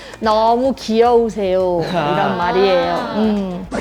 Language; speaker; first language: Korean; non-native, fluent; Thai